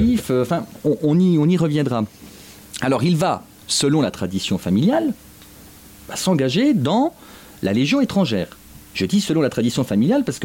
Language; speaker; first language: French; native; French